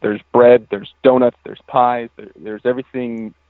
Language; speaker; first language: English; native; English